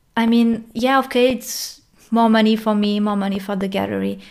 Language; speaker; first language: English; non-native, fluent; French